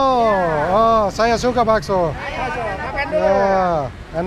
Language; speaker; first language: Indonesian; non-native, learner; English